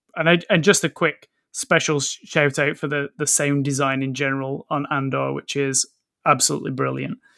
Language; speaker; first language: English; native; English